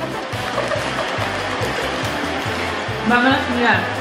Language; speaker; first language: Spanish; non-native, learner; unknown